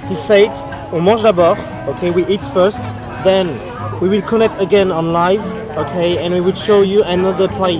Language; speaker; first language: English; non-native, learner; French